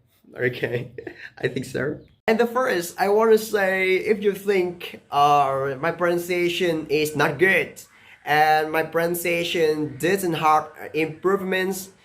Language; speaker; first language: English; non-native, learner; Vietnamese